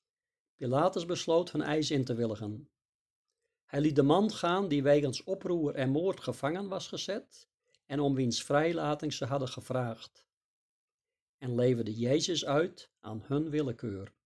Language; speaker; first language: Dutch; native; Dutch